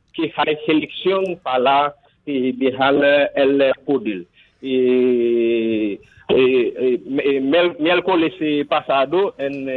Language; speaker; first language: Spanish; non-native, learner; Haitian Creole